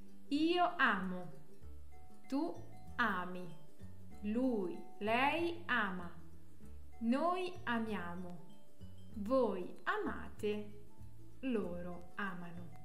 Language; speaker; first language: Italian; non-native, fluent; French